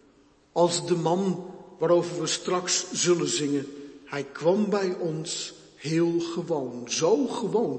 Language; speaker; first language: Dutch; native; Dutch